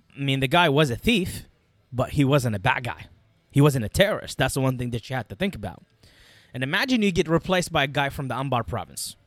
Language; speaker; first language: English; non-native, fluent; Arabic